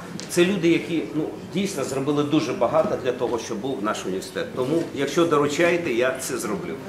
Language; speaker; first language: Ukrainian; native; Ukrainian